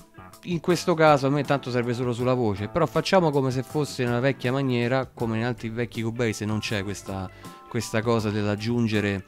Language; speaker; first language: Italian; native; Italian